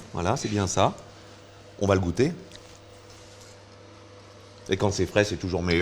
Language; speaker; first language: French; native; French